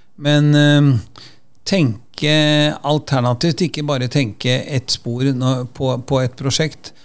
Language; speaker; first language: Norwegian; native; Norwegian